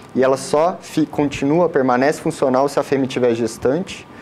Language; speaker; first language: Portuguese; native; Portuguese